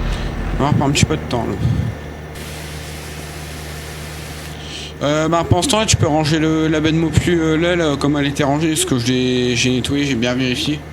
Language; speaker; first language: French; native; French